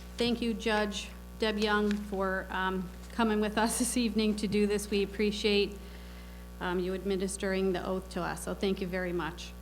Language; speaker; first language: English; native; English